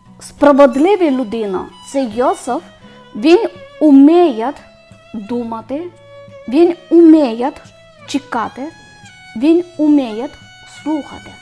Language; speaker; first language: Ukrainian; non-native, learner; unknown